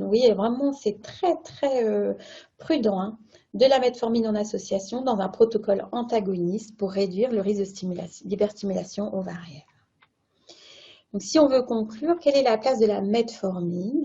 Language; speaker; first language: French; native; French